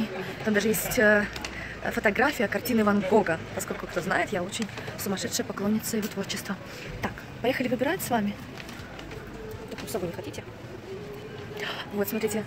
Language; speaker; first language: Russian; native; Russian